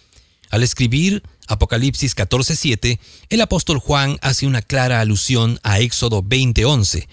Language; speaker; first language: Spanish; native; Spanish